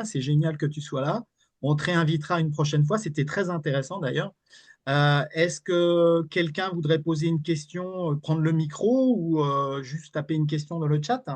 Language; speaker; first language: French; native; French